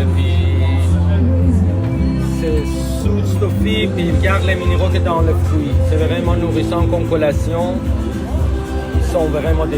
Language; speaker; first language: French; non-native, local second language; Arabic